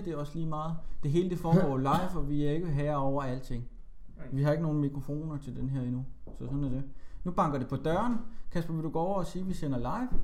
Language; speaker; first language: Danish; native; Danish